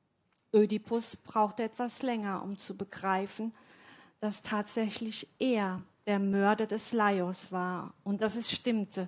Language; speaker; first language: German; native; German